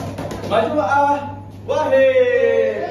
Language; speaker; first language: Arabic; non-native, learner; Malay